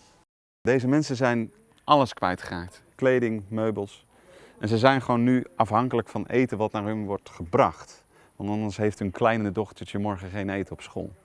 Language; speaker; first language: Dutch; native; Dutch